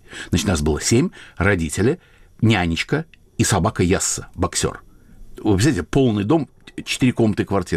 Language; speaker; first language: Russian; native; Russian